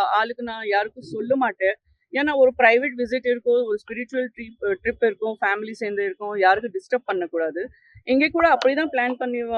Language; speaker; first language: Tamil; non-native, fluent; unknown